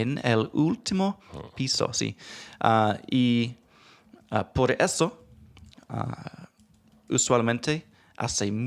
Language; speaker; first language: Spanish; non-native, learner; English